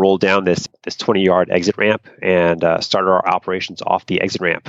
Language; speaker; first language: English; native; English